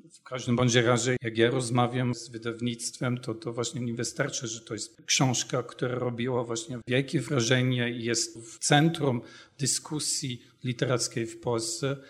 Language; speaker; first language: Polish; non-native, fluent; German